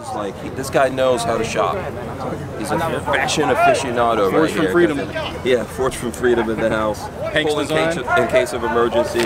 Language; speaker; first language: English; native; English